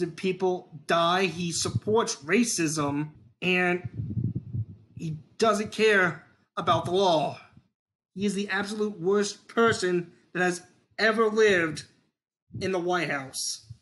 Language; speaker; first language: English; native; English